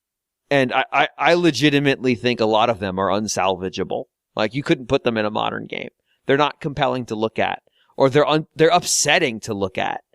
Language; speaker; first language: English; native; English